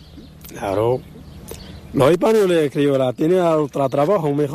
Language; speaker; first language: Spanish; non-native, learner; Arabic